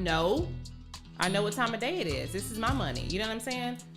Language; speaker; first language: English; native; English